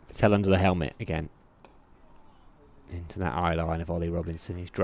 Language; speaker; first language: English; native; English